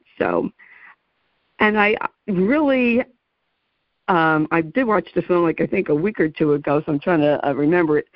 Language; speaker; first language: English; native; English